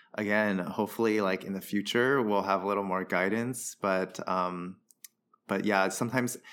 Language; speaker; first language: English; early bilingual, other home language; Chinese